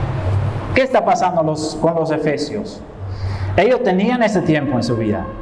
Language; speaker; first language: Spanish; non-native, fluent; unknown